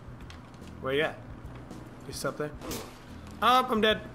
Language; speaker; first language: English; native; English